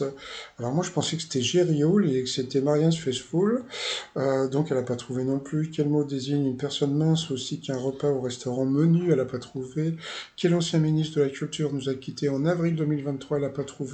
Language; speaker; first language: French; native; French